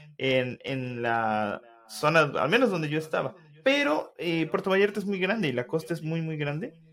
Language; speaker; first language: Spanish; native; Spanish